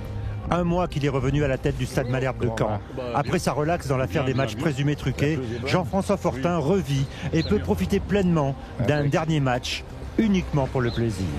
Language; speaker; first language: French; native; French